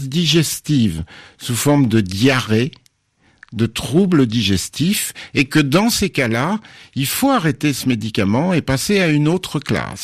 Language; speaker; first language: French; native; French